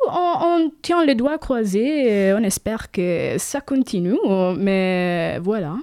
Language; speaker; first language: French; non-native, fluent; Italian